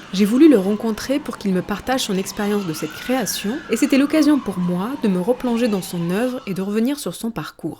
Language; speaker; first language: French; native; French